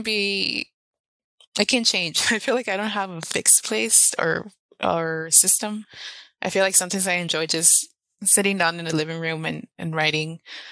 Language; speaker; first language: English; early bilingual, other home language; Spanish